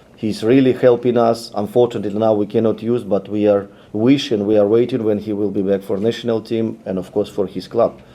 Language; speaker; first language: English; non-native, learner; Ukrainian